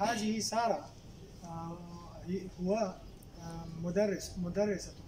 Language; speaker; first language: Arabic; non-native, learner; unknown